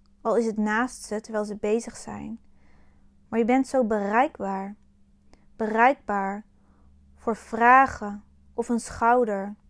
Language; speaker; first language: Dutch; native; Dutch